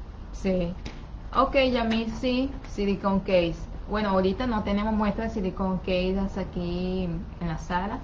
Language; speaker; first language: Spanish; non-native, fluent; Chinese